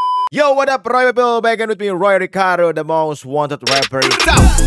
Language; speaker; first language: English; non-native, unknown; Indonesian